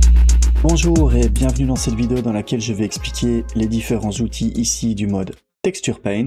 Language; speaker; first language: French; native; French